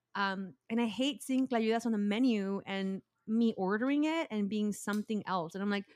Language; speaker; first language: English; early bilingual, other home language; Spanish